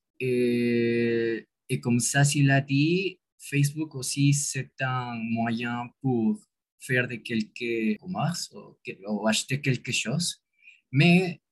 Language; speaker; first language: French; non-native, learner; Spanish